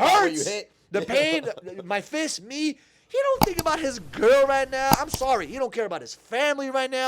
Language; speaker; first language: English; native; English